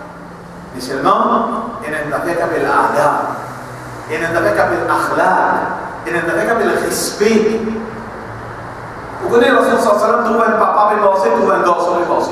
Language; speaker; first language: French; non-native, local second language; Morisyen